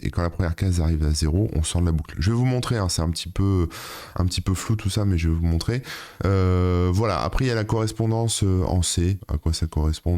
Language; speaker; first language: French; native; French